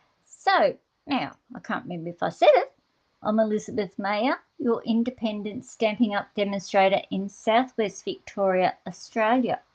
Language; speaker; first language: English; native; English